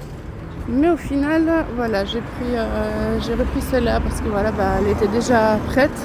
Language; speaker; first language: French; native; French